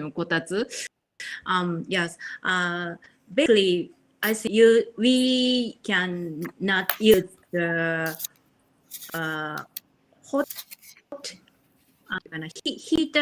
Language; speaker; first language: English; non-native, learner; Japanese